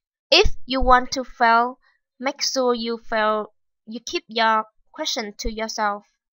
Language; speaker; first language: English; non-native, fluent; Vietnamese